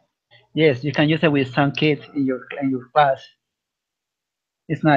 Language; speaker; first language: English; non-native, learner; Spanish